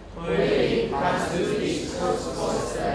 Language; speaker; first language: German; non-native, learner; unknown